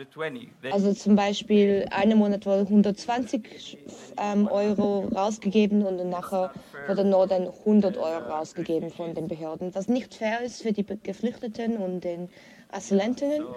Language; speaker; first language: German; non-native, learner; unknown